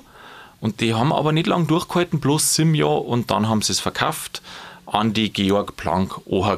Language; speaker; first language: German; native; German